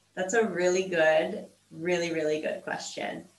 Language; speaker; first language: English; native; English